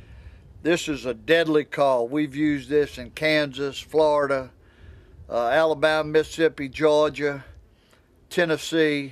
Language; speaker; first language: English; native; English